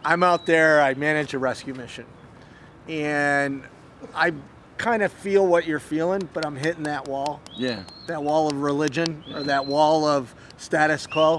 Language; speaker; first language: English; native; English